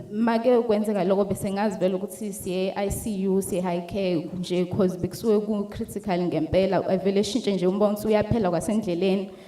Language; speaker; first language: Zulu; native; Zulu